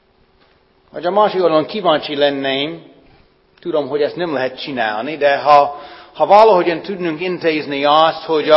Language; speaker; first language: Hungarian; non-native, fluent; English